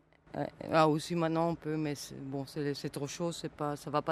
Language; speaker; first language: French; non-native, fluent; Italian